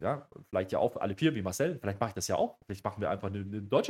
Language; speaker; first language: German; native; German